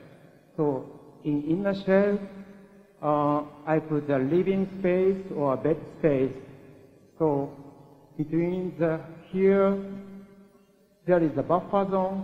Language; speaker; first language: English; non-native, learner; Japanese